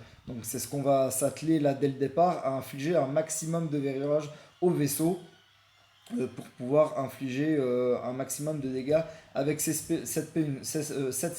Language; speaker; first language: French; native; French